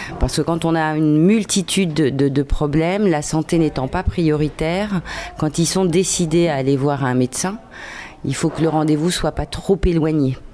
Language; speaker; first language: French; native; French